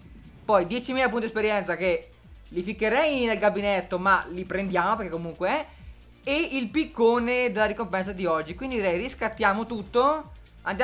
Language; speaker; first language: Italian; native; Italian